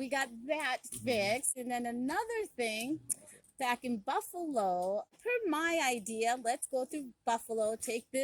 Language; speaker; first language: English; native; English